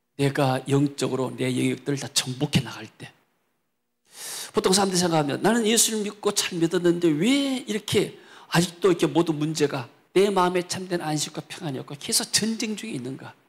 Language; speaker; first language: Korean; native; Korean